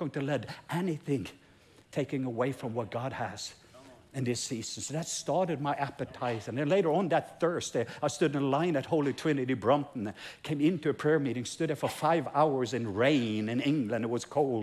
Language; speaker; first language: English; non-native, fluent; Norwegian